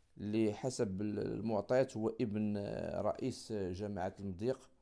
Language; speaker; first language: Arabic; native; Arabic